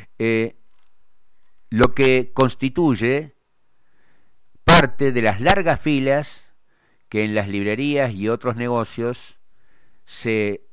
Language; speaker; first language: Spanish; native; Spanish